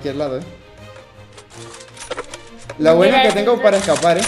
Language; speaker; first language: Spanish; native; Spanish